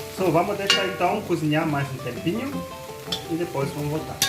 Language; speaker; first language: Portuguese; non-native, learner; German